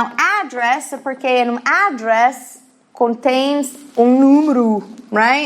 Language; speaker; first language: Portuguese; non-native, fluent; English